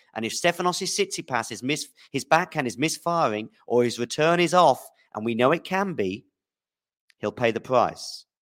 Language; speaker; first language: English; native; English